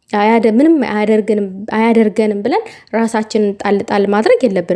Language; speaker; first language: Amharic; native; Amharic